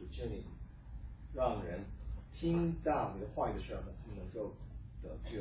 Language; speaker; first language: Chinese; non-native, fluent; English